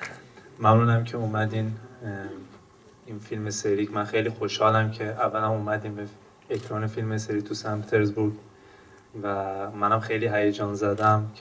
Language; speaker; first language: Persian; non-native, local second language; Turkmen